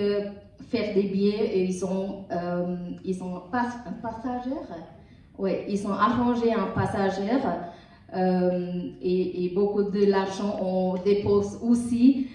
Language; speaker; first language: French; non-native, learner; Tamil